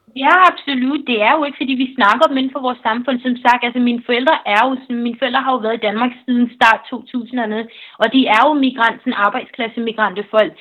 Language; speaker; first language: Danish; early bilingual, other home language; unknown